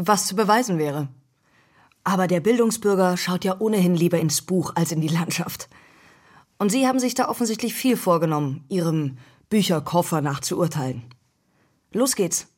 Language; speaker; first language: German; native; German